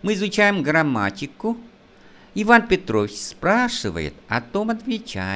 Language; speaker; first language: Russian; non-native, fluent; Vietnamese